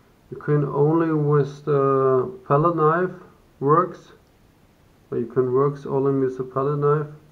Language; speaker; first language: English; non-native, learner; German